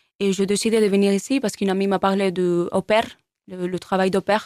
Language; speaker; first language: French; non-native, learner; Spanish